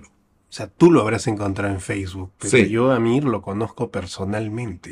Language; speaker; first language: Spanish; native; Spanish